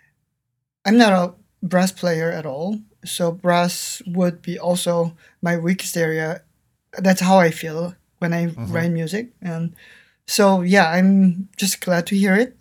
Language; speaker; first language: English; non-native, fluent; Korean